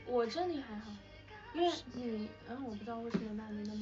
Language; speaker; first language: Chinese; native; Chinese